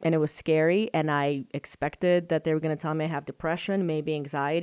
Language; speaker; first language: English; non-native, fluent; Russian